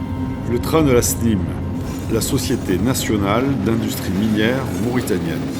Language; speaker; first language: French; native; French